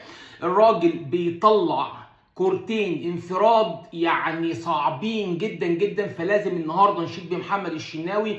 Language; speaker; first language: Arabic; native; Arabic